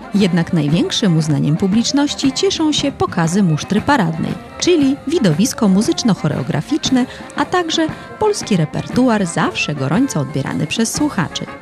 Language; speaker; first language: Polish; early bilingual, heritage; Polish